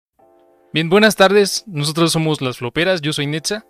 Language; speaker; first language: Spanish; native; Spanish